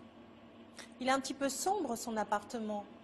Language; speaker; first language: French; native; French